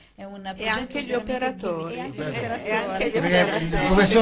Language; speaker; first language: Italian; native; Italian